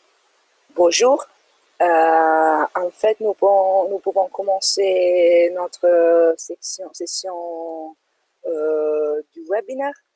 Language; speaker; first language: French; non-native, fluent; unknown